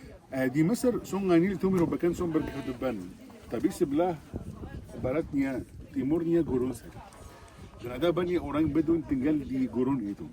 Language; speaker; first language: Indonesian; non-native, fluent; Arabic